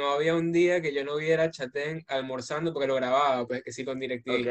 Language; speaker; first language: Spanish; native; Spanish